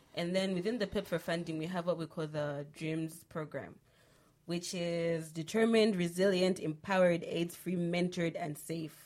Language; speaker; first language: English; non-native, local second language; Nyanja